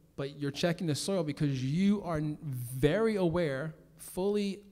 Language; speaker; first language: English; native; English